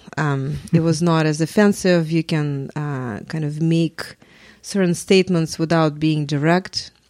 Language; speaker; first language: English; non-native, fluent; Russian